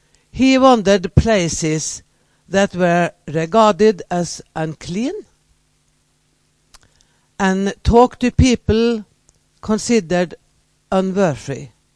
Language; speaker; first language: English; non-native, fluent; Norwegian